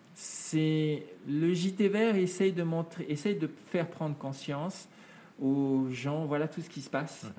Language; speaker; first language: French; native; French